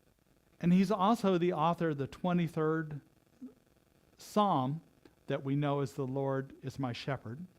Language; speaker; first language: English; native; English